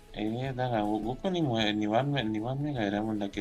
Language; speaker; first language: Japanese; non-native, fluent; Spanish